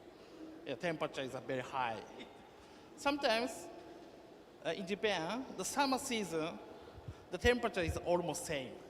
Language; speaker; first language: English; non-native, learner; Japanese